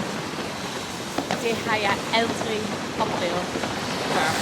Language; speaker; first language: Danish; non-native, fluent; English